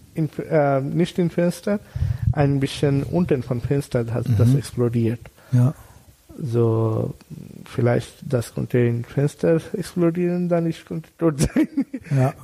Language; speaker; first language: German; non-native, fluent; Bangla